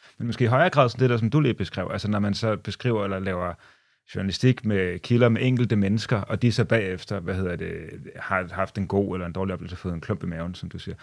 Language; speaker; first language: Danish; native; Danish